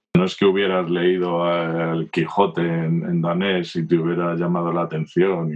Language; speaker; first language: Spanish; native; Spanish